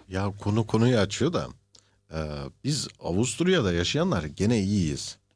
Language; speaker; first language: Turkish; native; Turkish